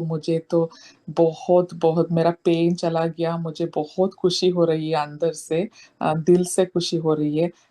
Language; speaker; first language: Hindi; non-native, local second language; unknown